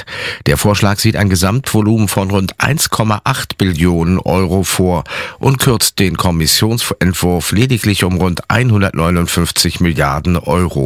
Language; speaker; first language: German; native; German